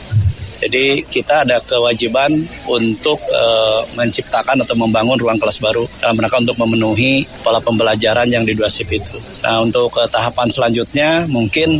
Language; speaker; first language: Indonesian; native; Indonesian